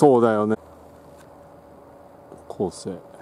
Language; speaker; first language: Japanese; native; Japanese